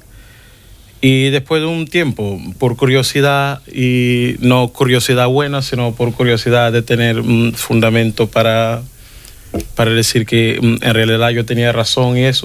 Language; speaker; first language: Spanish; non-native, fluent; Kabuverdianu